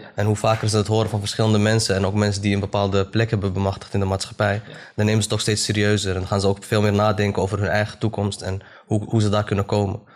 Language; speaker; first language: Dutch; early bilingual, other home language; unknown